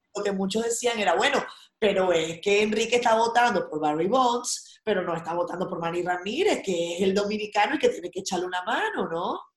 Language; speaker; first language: Spanish; native; Spanish